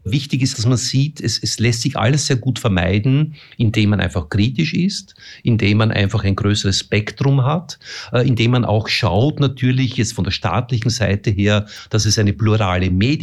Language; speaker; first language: German; native; German